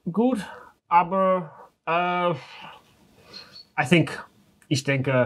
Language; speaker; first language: German; non-native, learner; English